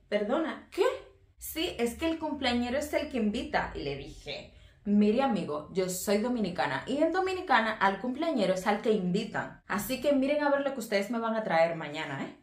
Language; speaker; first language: Spanish; native; Spanish